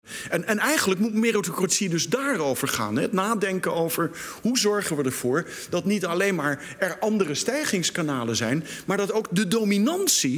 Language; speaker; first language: Dutch; native; Dutch